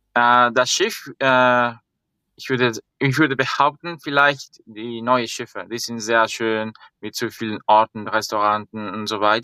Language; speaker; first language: German; non-native, fluent; Spanish